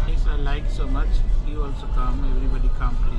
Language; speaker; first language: English; non-native, learner; Hindi